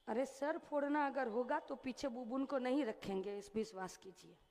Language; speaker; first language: Hindi; non-native, local second language; Bangla